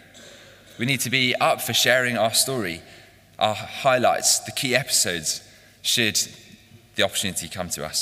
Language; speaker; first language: English; native; English